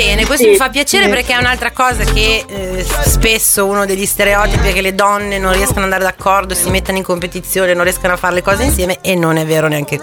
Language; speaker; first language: Italian; native; Italian